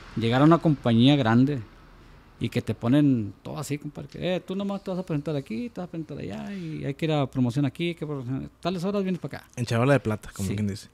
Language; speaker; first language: Spanish; native; Spanish